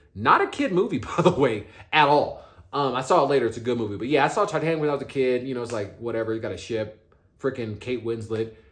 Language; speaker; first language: English; native; English